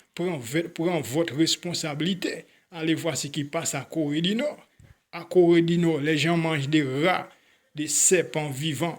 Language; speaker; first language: French; non-native, local second language; Haitian Creole